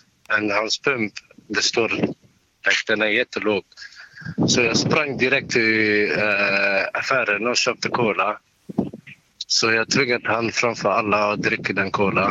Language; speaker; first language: Swedish; non-native, learner; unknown